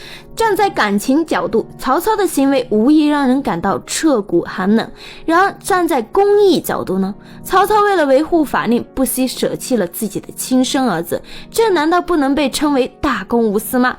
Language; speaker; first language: Chinese; native; Chinese